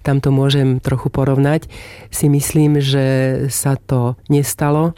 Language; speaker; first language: Slovak; native; Slovak